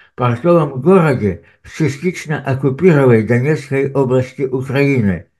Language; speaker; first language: Russian; native; Russian